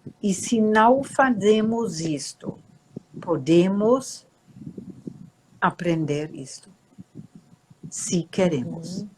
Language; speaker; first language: Portuguese; non-native, fluent; German